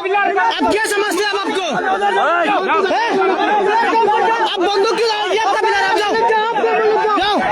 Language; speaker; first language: Hindi; non-native, learner; Bangla